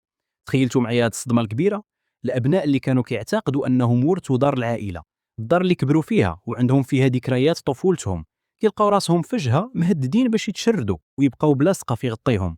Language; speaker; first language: Arabic; native; Arabic